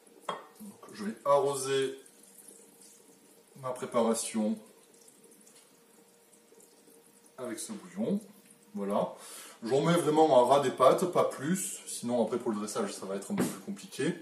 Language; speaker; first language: French; native; French